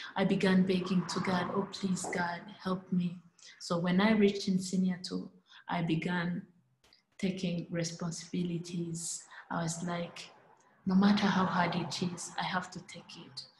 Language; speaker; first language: English; non-native, local second language; Kinyarwanda